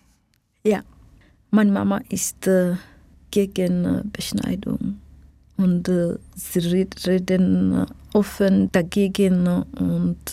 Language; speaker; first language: German; non-native, learner; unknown